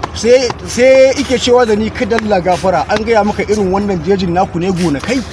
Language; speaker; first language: Hausa; non-native, local second language; Fula